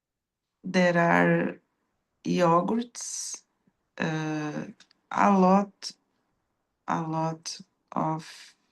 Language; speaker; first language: English; non-native, learner; Portuguese